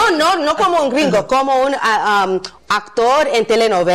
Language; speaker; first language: Spanish; non-native, learner; English